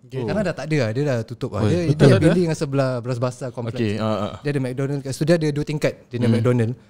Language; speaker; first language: Malay; native; Malay